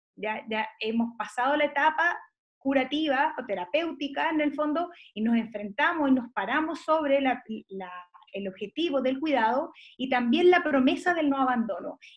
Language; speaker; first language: Spanish; native; Spanish